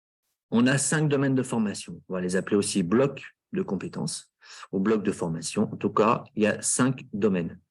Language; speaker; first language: French; native; French